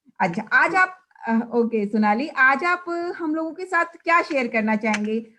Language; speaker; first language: Hindi; native; Hindi